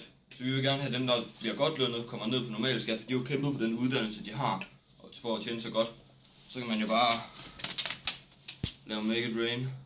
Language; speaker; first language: Danish; native; Danish